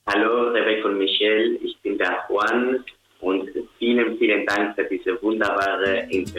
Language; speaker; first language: German; non-native, learner; Spanish